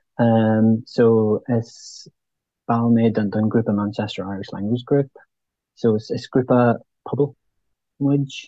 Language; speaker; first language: Irish; non-native, local second language; English